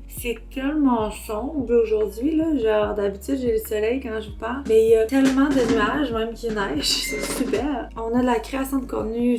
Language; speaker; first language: French; native; French